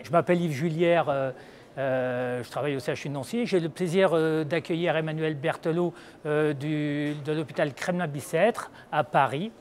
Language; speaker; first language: French; native; French